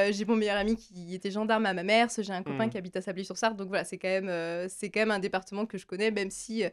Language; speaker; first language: French; native; French